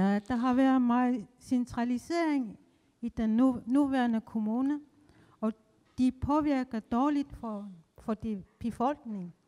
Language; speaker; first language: Danish; non-native, local second language; Kalaallisut